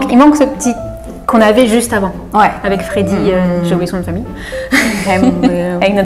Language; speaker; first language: French; native; French